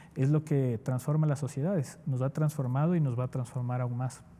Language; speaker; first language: Spanish; native; Spanish